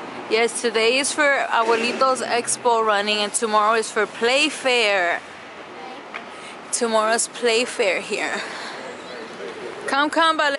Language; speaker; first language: English; early bilingual, other home language; Spanish